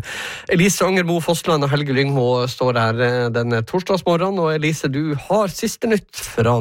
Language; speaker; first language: Norwegian; native; Norwegian